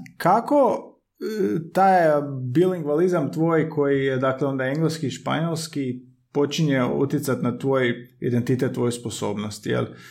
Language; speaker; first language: Croatian; native; Croatian